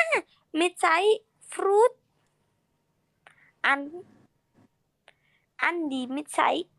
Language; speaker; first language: Vietnamese; non-native, learner; Indonesian